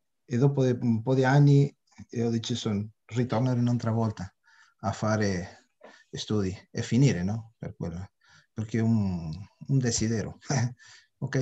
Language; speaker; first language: Italian; early bilingual, heritage; Spanish